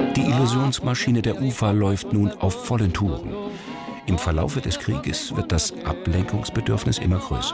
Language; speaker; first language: German; native; German